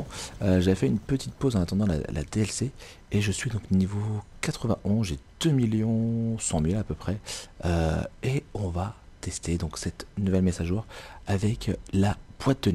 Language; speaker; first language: French; native; French